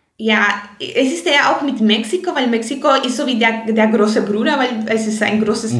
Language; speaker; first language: German; non-native, fluent; Spanish